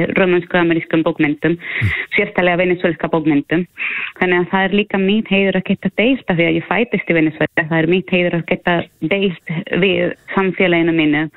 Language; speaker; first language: Icelandic; non-native, fluent; Spanish